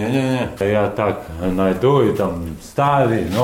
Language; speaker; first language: Russian; non-native, learner; Latvian